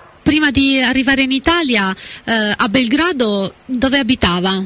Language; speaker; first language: Italian; native; Italian